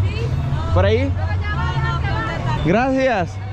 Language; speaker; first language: Spanish; non-native, learner; Arabic